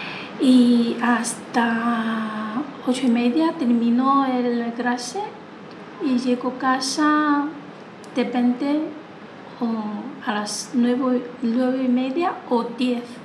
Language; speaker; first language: Spanish; non-native, learner; Chinese